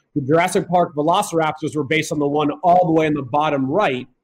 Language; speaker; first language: English; native; English